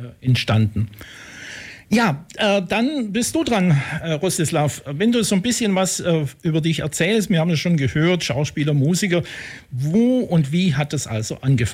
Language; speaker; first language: German; native; German